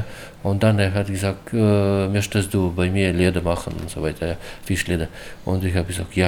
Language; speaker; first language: German; non-native, learner; Russian